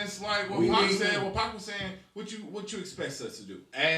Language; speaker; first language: English; native; English